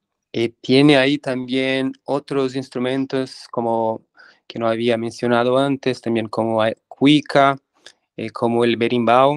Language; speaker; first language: Spanish; non-native, fluent; Portuguese